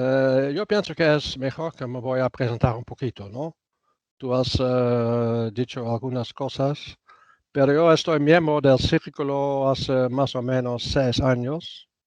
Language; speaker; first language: Spanish; non-native, fluent; Dutch